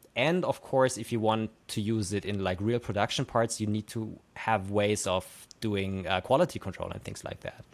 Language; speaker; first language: English; non-native, fluent; German